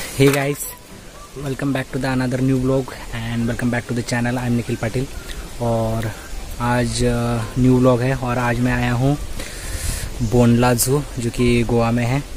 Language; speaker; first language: Hindi; non-native, local second language; Marathi